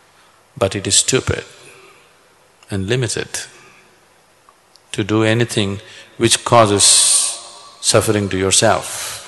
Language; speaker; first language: English; non-native, local second language; Kannada